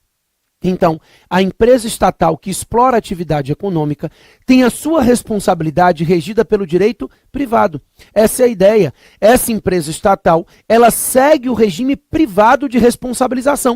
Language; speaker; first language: Portuguese; native; Portuguese